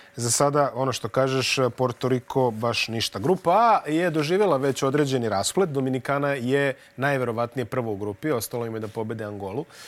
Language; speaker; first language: Bosnian; native; Bosnian